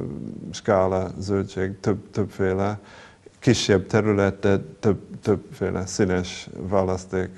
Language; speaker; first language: Hungarian; non-native, fluent; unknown